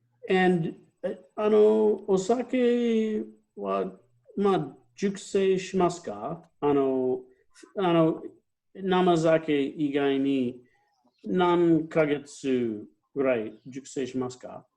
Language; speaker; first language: Japanese; non-native, fluent; English